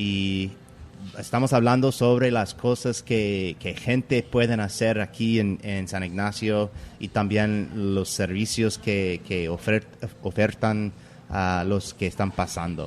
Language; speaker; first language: Spanish; non-native, learner; English